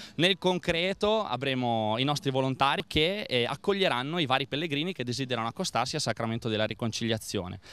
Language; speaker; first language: Italian; non-native, fluent; Portuguese